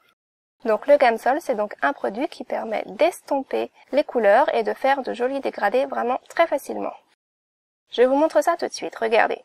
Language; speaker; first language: French; native; French